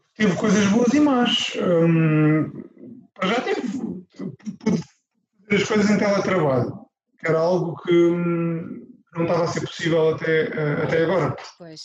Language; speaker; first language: Portuguese; native; Portuguese